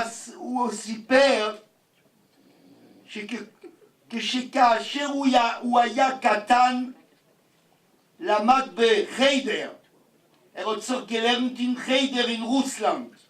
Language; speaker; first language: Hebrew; non-native, fluent; Yiddish